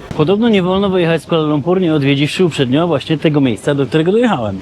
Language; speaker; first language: Polish; native; Polish